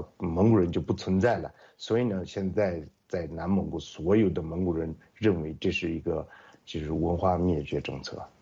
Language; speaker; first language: Chinese; non-native, local second language; Mongolian